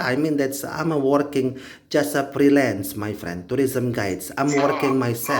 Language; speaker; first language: English; non-native, learner; Indonesian